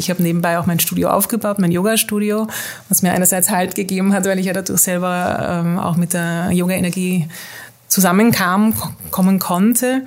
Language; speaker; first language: German; early bilingual, heritage; German